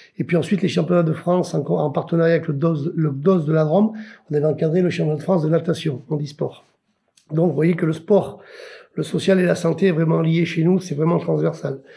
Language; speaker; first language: French; native; French